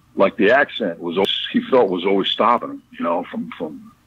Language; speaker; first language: English; native; English